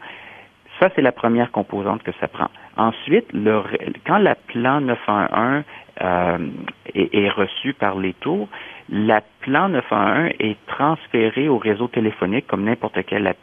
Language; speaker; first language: French; native; French